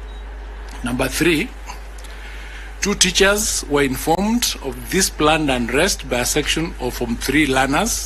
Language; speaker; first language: English; non-native, local second language; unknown